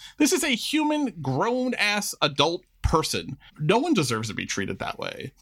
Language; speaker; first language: English; native; English